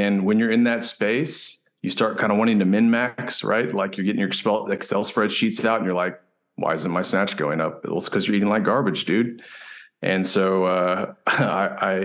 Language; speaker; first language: English; native; English